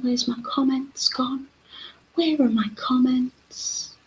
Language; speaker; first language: English; native; English